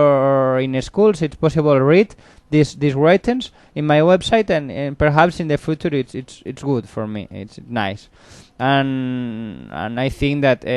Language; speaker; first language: English; non-native, learner; Spanish